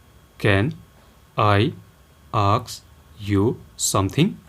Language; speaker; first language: English; non-native, local second language; Nepali